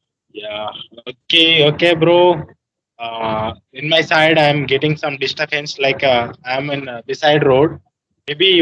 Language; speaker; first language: English; non-native, learner; Telugu